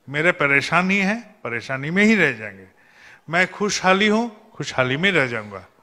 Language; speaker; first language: Hindi; non-native, local second language; Bangla